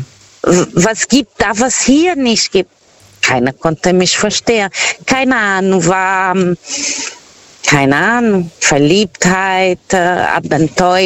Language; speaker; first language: German; non-native, fluent; Portuguese